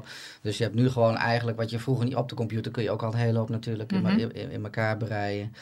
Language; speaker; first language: Dutch; native; Dutch